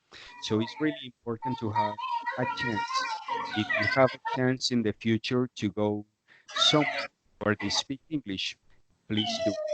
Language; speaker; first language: English; non-native, fluent; Spanish